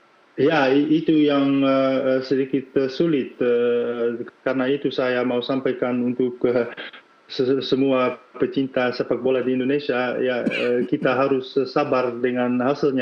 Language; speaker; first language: Indonesian; non-native, fluent; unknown